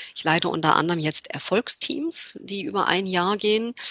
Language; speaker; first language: German; native; German